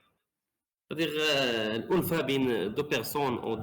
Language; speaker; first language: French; non-native, learner; Arabic